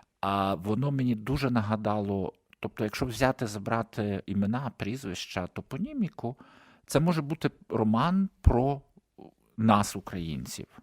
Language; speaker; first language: Ukrainian; native; Ukrainian